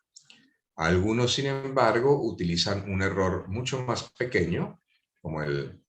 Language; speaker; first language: Spanish; native; Spanish